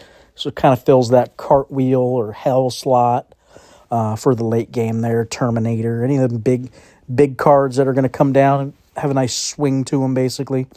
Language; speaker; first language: English; native; English